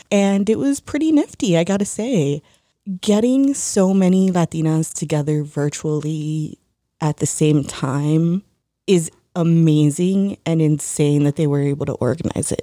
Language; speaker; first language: English; early bilingual, other home language; Spanish